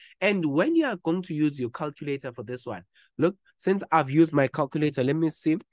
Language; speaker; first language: English; non-native, local second language; Zulu